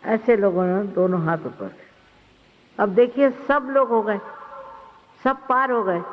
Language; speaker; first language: Hindi; non-native, local second language; Marathi